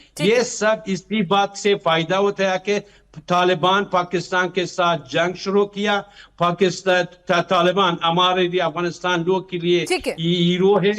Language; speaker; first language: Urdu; non-native, fluent; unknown